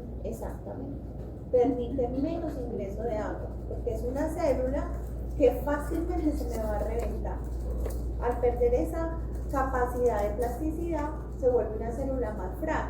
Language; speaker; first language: Spanish; native; Spanish